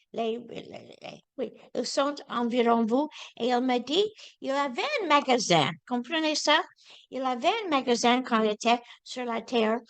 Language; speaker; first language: French; non-native, learner; English